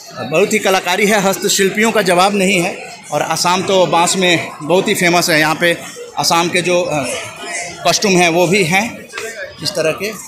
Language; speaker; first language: Hindi; native; Hindi